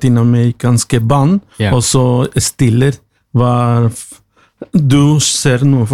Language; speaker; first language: Norwegian; non-native, learner; Spanish